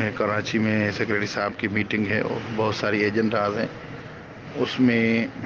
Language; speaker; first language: Urdu; non-native, local second language; Sindhi